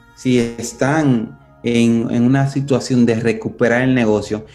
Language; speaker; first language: Spanish; native; Spanish